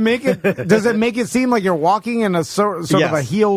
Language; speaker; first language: English; native; English